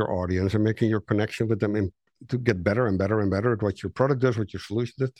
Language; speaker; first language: English; non-native, fluent; Dutch